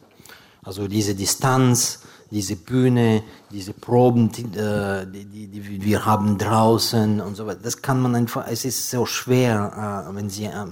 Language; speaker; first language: German; non-native, fluent; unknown